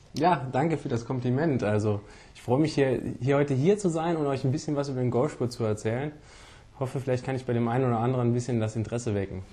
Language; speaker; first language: German; native; German